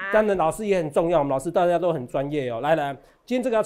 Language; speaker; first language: Chinese; native; Chinese